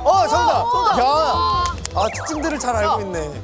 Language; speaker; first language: Korean; native; Korean